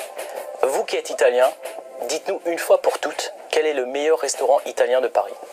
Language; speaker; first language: French; native; French